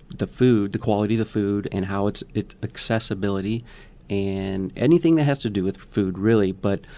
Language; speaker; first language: English; native; English